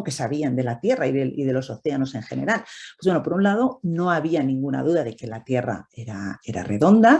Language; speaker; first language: Spanish; native; Spanish